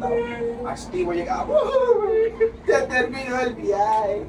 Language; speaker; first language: Spanish; native; Spanish